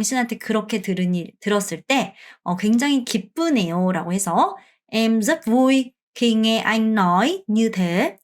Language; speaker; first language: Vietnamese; non-native, fluent; Korean